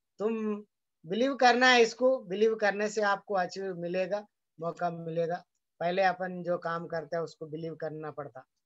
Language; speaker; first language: Hindi; non-native, local second language; Telugu